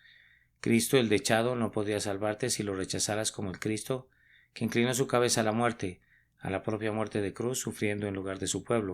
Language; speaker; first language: Spanish; native; Spanish